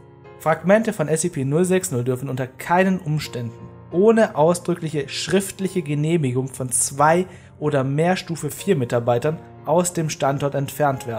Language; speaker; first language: German; native; German